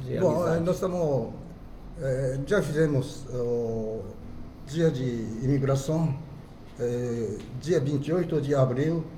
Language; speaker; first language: Portuguese; non-native, fluent; Japanese